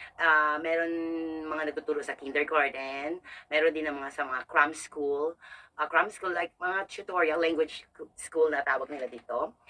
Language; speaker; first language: Filipino; native; Filipino